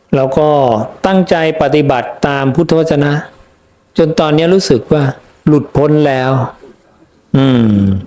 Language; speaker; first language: Thai; native; Thai